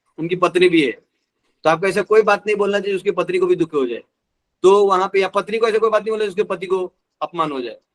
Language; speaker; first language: Hindi; non-native, local second language; Marathi